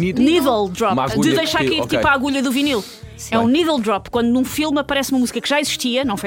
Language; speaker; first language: Portuguese; native; Portuguese